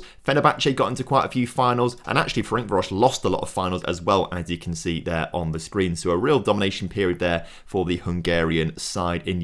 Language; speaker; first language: English; native; English